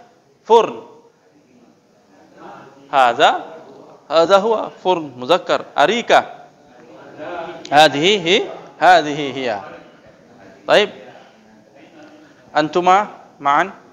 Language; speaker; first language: Arabic; non-native, fluent; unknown